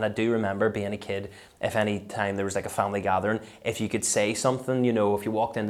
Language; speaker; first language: English; native; English